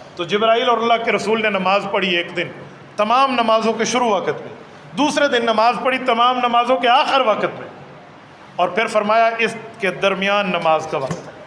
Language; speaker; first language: Urdu; non-native, local second language; Saraiki